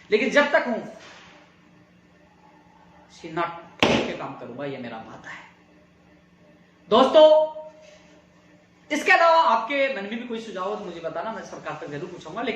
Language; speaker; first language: Hindi; native; Hindi